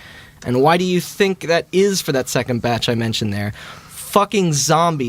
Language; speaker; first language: English; native; English